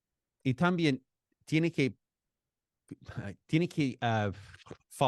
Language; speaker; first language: Spanish; non-native, fluent; English